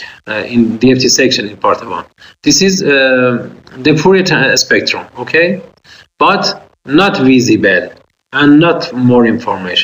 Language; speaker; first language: English; non-native, fluent; Persian